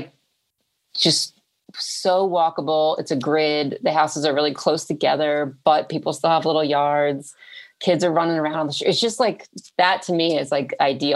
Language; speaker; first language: English; native; English